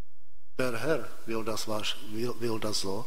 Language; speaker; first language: German; non-native, fluent; Polish